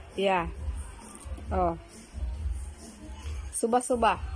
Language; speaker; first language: English; non-native, local second language; Filipino